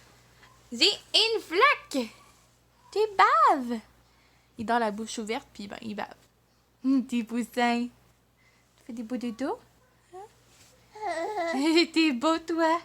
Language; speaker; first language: French; native; French